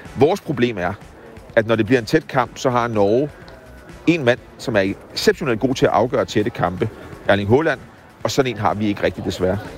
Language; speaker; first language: Danish; native; Danish